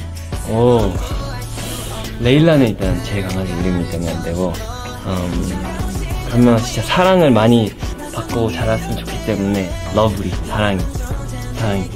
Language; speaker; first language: Korean; early bilingual, heritage; Korean